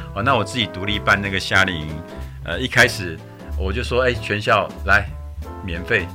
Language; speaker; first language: Chinese; native; Chinese